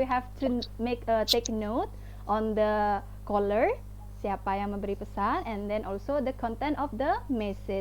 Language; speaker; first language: English; non-native, fluent; Indonesian